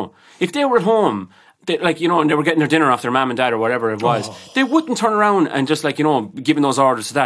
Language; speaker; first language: English; native; English